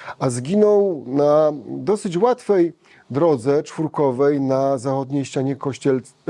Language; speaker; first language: Polish; native; Polish